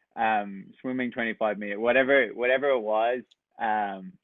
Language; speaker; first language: English; native; English